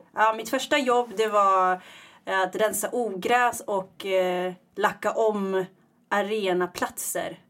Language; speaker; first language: Swedish; early bilingual, other home language; Tigrinya